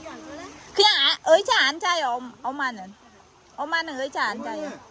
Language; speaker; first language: Korean; non-native, learner; Vietnamese